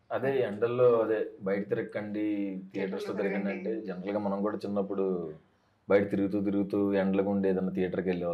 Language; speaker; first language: Telugu; native; Telugu